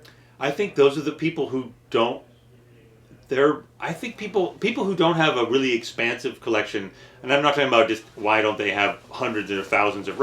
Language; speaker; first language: English; native; English